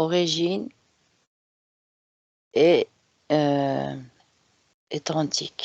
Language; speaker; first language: French; non-native, fluent; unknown